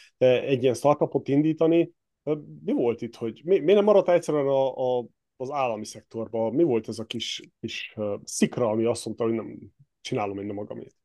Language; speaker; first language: Hungarian; native; Hungarian